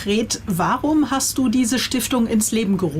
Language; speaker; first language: German; native; German